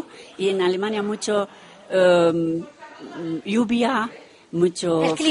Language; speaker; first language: Spanish; non-native, learner; Romanian